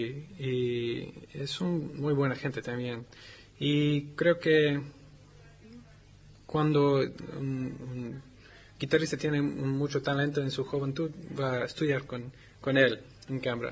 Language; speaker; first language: Spanish; non-native, learner; English